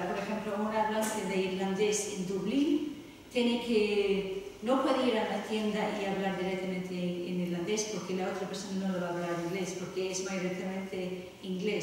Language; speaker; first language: Spanish; non-native, fluent; English